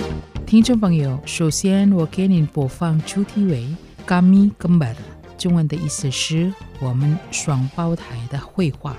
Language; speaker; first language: Chinese; non-native, fluent; Indonesian